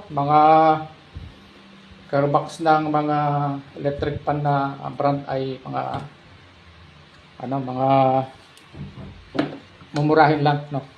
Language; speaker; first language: Filipino; native; Filipino